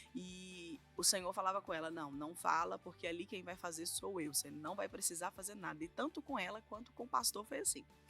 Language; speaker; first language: Portuguese; native; Portuguese